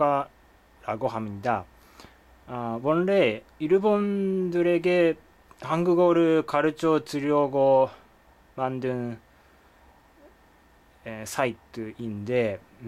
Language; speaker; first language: Korean; non-native, fluent; Japanese